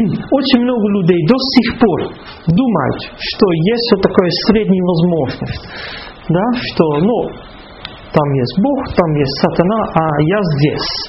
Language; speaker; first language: Russian; non-native, fluent; Dutch